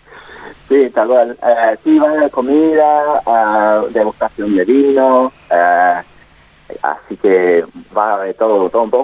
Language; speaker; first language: Spanish; non-native, fluent; English